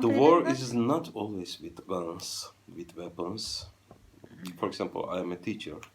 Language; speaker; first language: English; non-native, fluent; Turkish